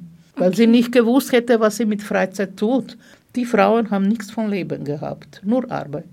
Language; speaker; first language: German; non-native, fluent; Serbian